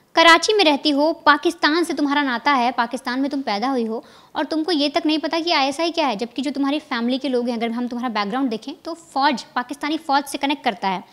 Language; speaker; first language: Hindi; native; Hindi